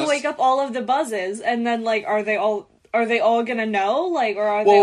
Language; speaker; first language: English; native; English